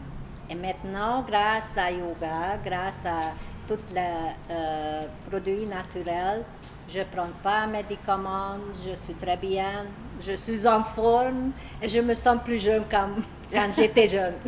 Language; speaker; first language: French; non-native, learner; Hungarian